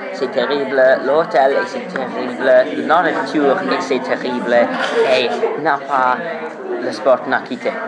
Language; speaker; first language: French; non-native, learner; English